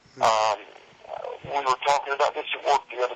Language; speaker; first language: English; native; English